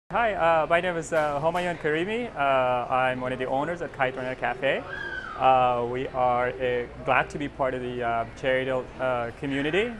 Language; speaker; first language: English; non-native, local second language; Persian